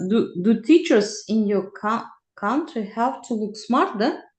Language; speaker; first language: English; non-native, learner; Russian